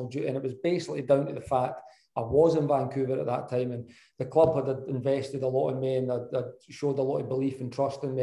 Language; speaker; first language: English; native; English